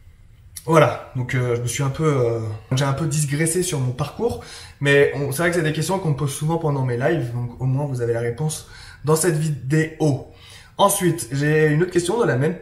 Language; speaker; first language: French; native; French